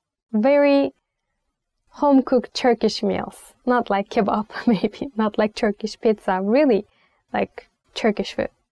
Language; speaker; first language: English; non-native, fluent; Turkish